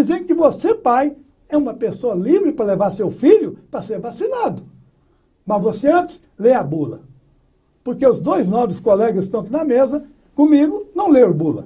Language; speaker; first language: Portuguese; native; Portuguese